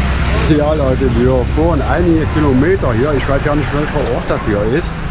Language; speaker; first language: German; native; German